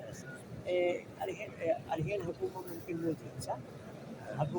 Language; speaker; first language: Arabic; non-native, learner; Urdu